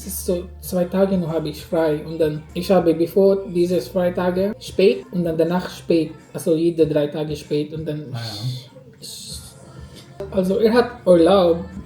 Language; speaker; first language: German; non-native, learner; Filipino